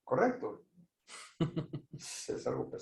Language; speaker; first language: Spanish; native; Spanish